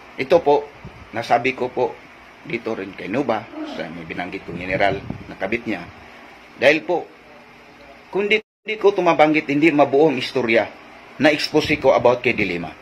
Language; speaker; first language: Filipino; non-native, local second language; Cebuano